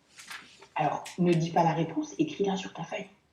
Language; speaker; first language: French; native; French